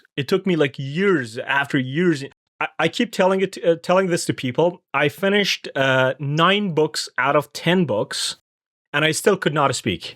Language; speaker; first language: English; non-native, fluent; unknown